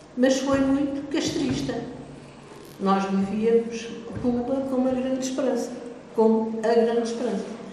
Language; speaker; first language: Portuguese; native; Portuguese